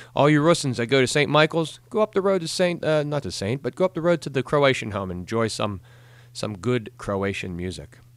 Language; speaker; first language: English; native; English